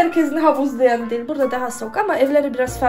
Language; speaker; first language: Turkish; non-native, learner; Polish